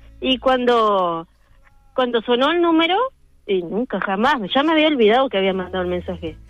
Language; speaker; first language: Spanish; native; Spanish